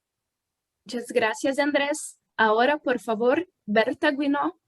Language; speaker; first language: Spanish; non-native, fluent; Portuguese